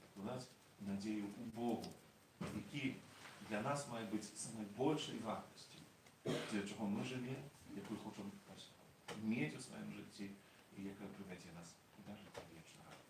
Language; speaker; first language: Polish; non-native, learner; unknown